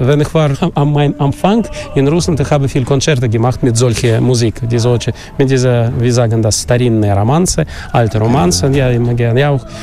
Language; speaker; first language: German; non-native, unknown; Russian